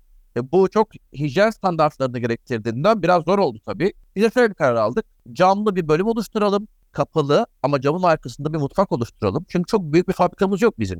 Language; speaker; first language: Turkish; native; Turkish